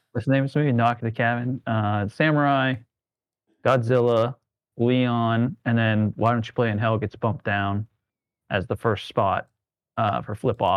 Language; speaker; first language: English; native; English